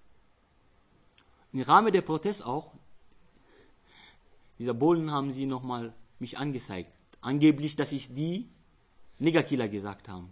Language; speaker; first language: German; non-native, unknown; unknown